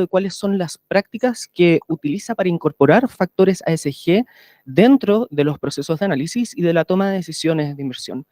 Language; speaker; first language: Spanish; native; Spanish